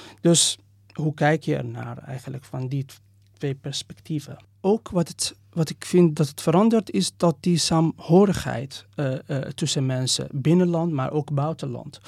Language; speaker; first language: Dutch; non-native, fluent; Persian